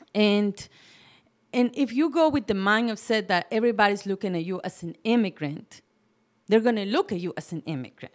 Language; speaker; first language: English; non-native, fluent; Spanish